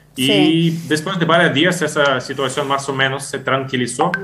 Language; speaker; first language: Spanish; non-native, fluent; Ukrainian